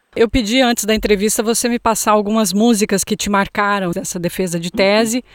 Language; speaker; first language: Portuguese; native; Portuguese